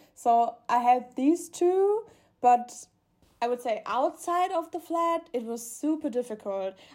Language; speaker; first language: English; non-native, learner; German